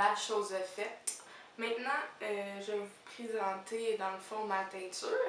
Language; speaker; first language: French; native; French